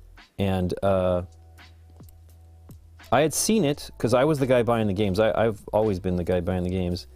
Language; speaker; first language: English; native; English